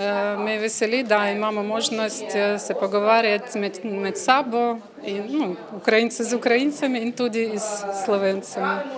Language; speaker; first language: Slovenian; non-native, learner; Ukrainian